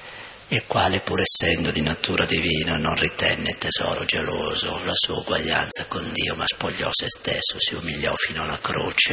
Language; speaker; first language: Italian; native; Italian